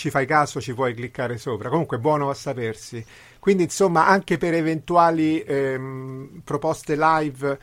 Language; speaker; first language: Italian; native; Italian